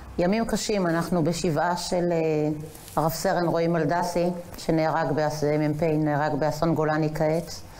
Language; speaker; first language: Hebrew; native; Hebrew